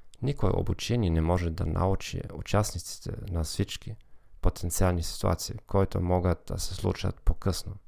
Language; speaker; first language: Bulgarian; non-native, learner; German